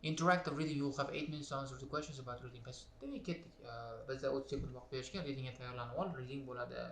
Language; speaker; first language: English; non-native, learner; Uzbek